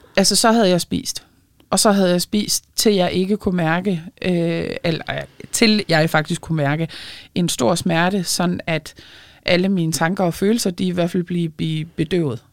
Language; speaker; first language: Danish; early bilingual, other home language; Lithuanian